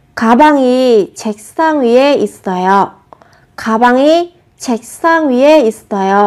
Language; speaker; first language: Korean; non-native, fluent; Vietnamese